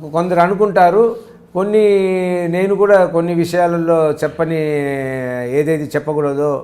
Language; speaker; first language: Telugu; native; Telugu